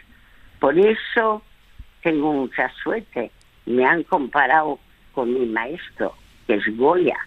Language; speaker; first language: Spanish; early bilingual, other home language; French